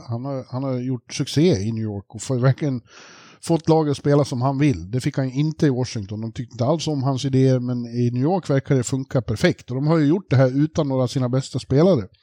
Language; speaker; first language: Swedish; native; Swedish